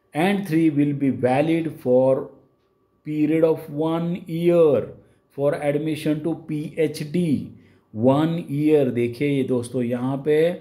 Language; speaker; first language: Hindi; non-native, local second language; Marathi